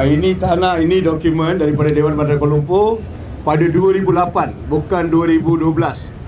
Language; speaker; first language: Malay; non-native, local second language; Tamil